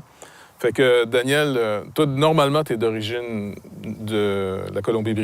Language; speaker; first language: French; native; French